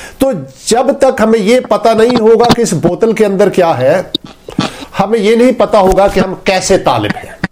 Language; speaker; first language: Hindi; native; Hindi